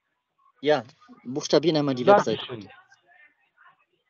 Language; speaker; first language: German; native; German